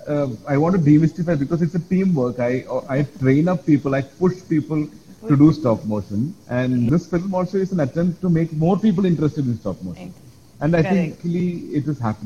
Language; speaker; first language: English; non-native, local second language; Malayalam